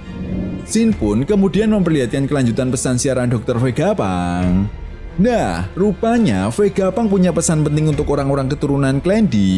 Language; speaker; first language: Indonesian; native; Indonesian